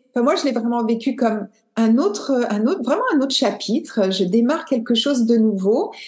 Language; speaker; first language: French; native; French